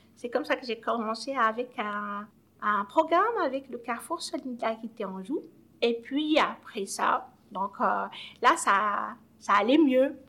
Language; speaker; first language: French; non-native, local second language; Arabic